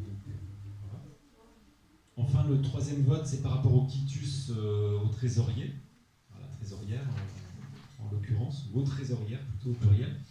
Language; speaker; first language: French; native; French